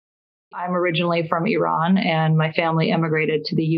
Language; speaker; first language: English; early bilingual, other home language; Persian